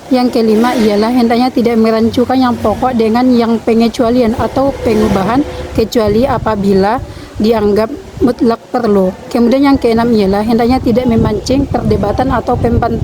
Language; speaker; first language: Indonesian; native; Indonesian